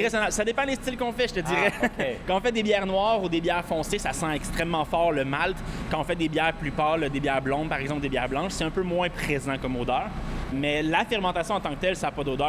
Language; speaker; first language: French; native; French